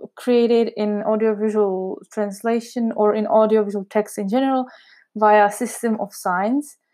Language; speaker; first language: English; non-native, fluent; Czech